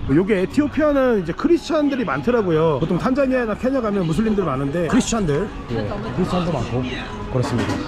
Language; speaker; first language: Korean; native; Korean